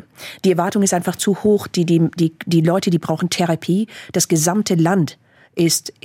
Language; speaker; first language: German; non-native, fluent; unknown